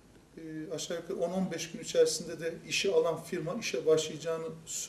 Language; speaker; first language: Turkish; native; Turkish